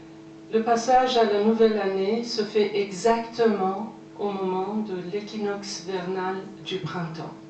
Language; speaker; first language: French; non-native, fluent; Persian